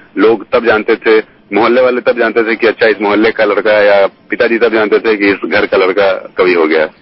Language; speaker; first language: Hindi; native; Hindi